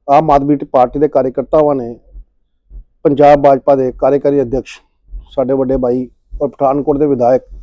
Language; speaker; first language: Hindi; non-native, local second language; Punjabi